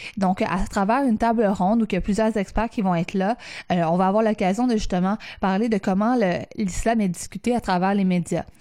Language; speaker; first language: French; native; French